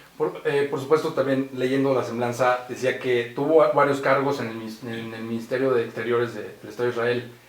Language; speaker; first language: Spanish; native; Spanish